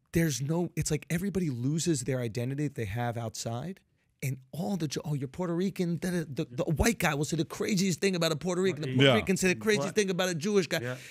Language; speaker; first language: English; native; English